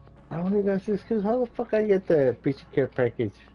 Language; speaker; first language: English; early bilingual, other home language; Spanish